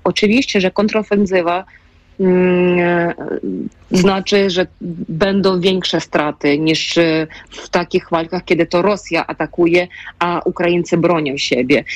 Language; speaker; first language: Polish; non-native, fluent; Ukrainian